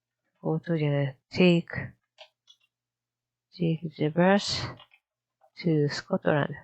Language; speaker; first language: English; non-native, learner; Japanese